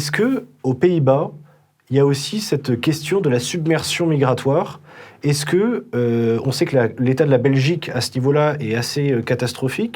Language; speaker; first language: French; native; French